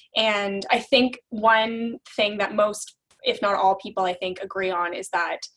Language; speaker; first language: English; native; English